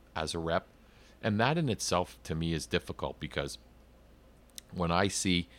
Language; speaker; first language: English; native; English